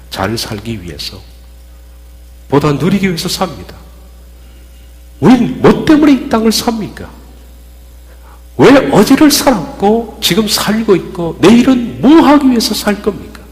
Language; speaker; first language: Korean; native; Korean